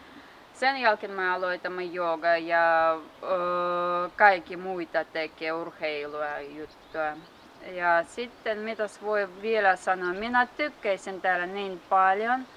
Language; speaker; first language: Finnish; non-native, learner; Russian